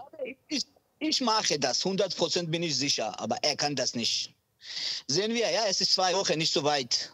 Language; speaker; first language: German; non-native, learner; Georgian